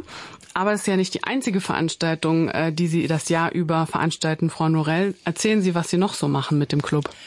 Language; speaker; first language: German; native; German